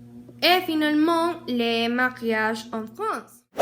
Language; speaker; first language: French; non-native, learner; Spanish